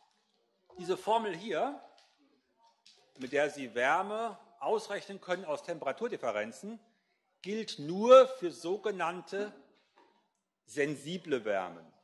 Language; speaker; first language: German; native; German